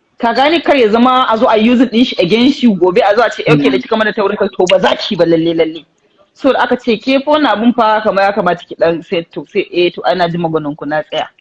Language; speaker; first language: Hausa; non-native, local second language; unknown